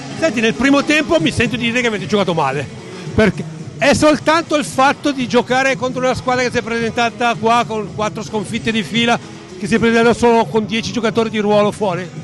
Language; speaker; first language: Italian; native; Italian